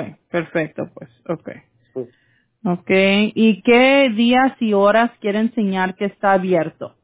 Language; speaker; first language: Spanish; early bilingual, heritage; Spanish